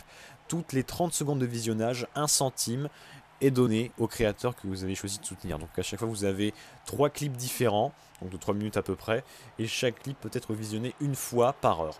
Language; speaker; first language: French; native; French